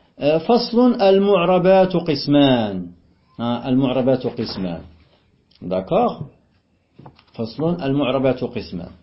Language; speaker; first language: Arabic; non-native, fluent; French